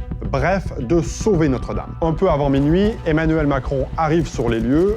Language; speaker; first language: French; native; French